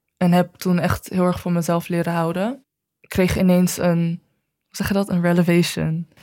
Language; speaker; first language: Dutch; early bilingual, other home language; Chinese